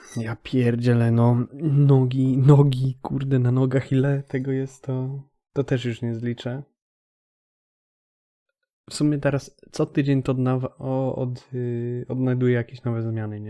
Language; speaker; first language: Polish; native; Polish